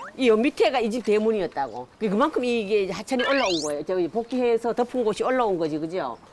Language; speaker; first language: Korean; native; Korean